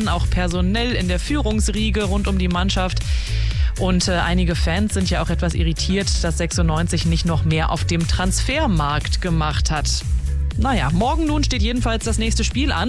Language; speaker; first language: German; native; German